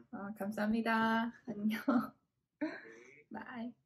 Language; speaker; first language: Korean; non-native, learner; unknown